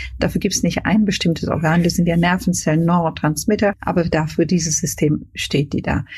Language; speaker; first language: German; non-native, fluent; Hungarian